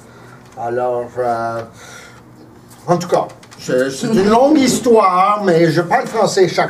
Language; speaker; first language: French; early bilingual, heritage; English